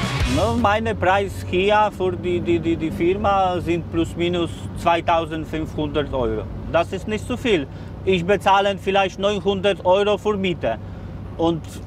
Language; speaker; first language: German; non-native, learner; Polish